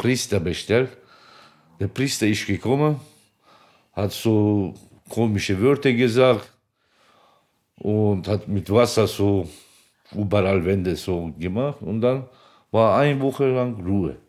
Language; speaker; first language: German; non-native, local second language; Turkish